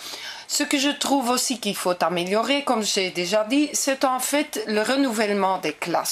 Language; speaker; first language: French; non-native, local second language; Dutch